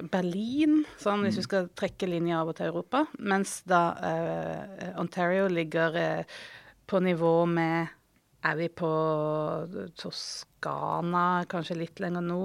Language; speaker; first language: Norwegian; native; Norwegian